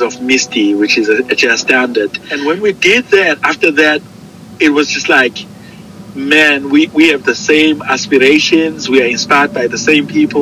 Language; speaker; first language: English; non-native, local second language; Zulu